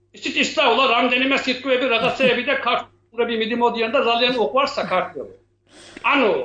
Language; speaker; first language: Georgian; non-native, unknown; Turkish